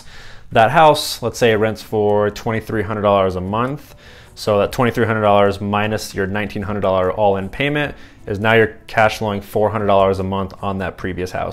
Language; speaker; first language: English; native; English